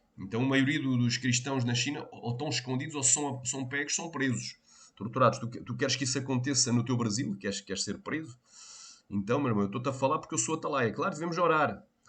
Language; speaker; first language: Portuguese; native; Portuguese